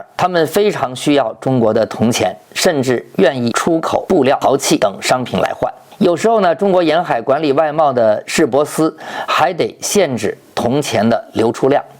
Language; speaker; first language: Chinese; native; Chinese